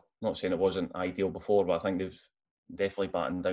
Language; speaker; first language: English; native; English